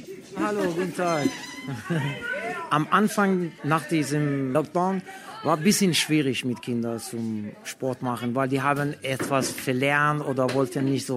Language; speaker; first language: German; non-native, fluent; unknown